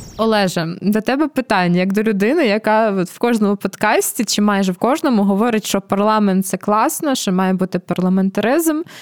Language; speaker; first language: Ukrainian; native; Ukrainian